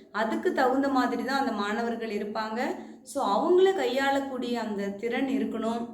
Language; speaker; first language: Tamil; native; Tamil